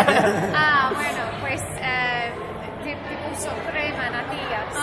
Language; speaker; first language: Spanish; non-native, fluent; English